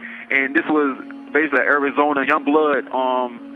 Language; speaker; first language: English; native; English